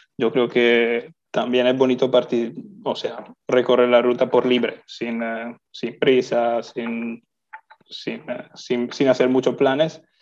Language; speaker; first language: Spanish; non-native, fluent; Italian